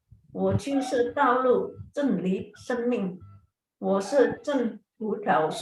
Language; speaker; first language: Chinese; non-native, learner; Indonesian